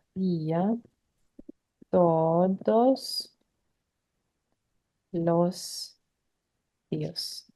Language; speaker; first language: Spanish; non-native, learner; English